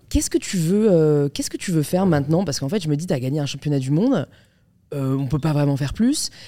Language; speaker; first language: French; native; French